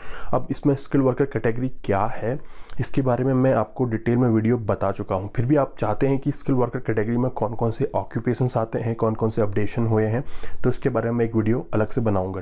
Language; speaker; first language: Hindi; native; Hindi